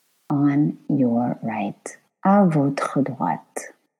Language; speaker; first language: French; non-native, fluent; English